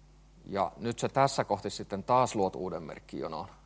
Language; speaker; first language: Finnish; native; Finnish